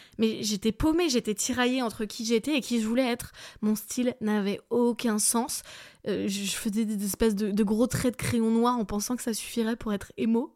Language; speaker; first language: French; early bilingual, other home language; English